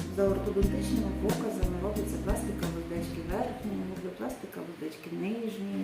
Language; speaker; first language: Ukrainian; native; Ukrainian